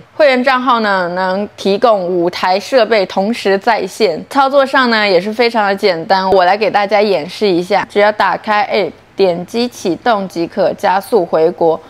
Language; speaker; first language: Chinese; native; Chinese